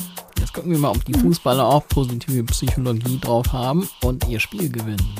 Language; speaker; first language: German; native; German